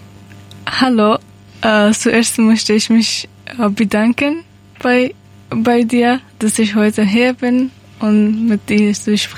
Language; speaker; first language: German; non-native, learner; Persian